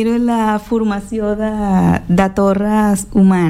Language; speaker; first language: Catalan; non-native, local second language; Spanish